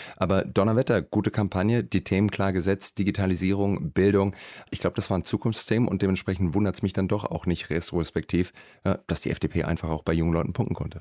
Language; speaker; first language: German; native; German